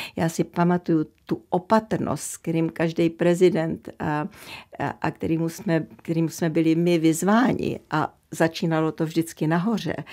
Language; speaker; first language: Czech; early bilingual, heritage; Czech